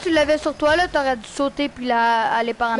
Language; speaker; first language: French; native; French